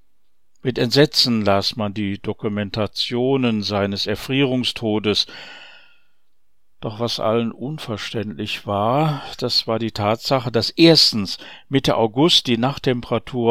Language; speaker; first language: German; native; German